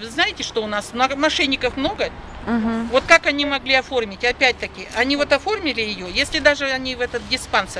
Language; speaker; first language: Russian; native; Russian